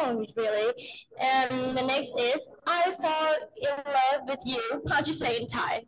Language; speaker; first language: English; non-native, learner; Thai